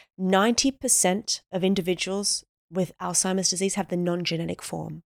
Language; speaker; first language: English; native; English